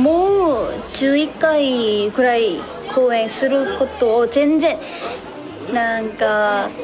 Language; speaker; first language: Japanese; non-native, learner; Korean